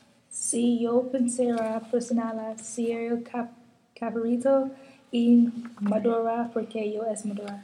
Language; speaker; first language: Spanish; non-native, learner; English